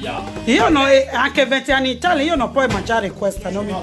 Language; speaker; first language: Italian; non-native, learner; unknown